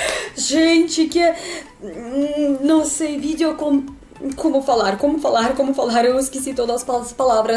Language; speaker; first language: Portuguese; non-native, learner; Russian